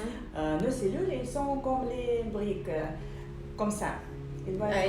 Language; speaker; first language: French; non-native, fluent; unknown